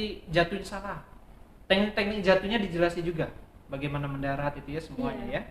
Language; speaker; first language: Indonesian; native; Indonesian